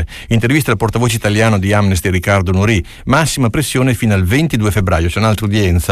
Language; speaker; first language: Italian; native; Italian